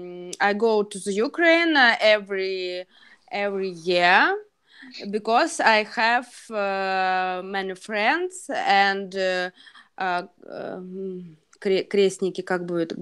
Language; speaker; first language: English; non-native, learner; Russian